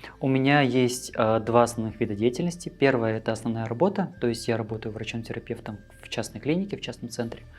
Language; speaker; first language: Russian; native; Russian